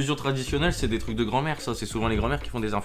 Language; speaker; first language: French; native; French